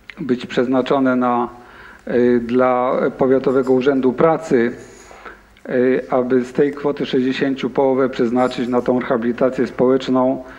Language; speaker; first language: Polish; native; Polish